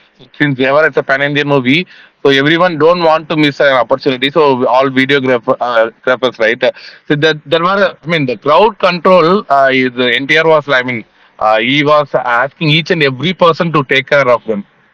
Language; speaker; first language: English; non-native, local second language; Tamil